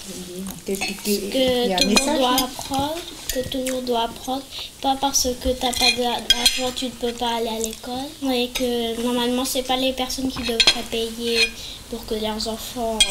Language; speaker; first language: French; non-native, fluent; Spanish